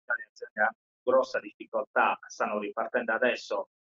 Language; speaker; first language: Italian; native; Italian